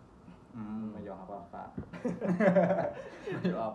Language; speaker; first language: Chinese; non-native, learner; Thai